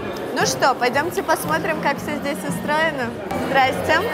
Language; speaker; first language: Russian; native; Russian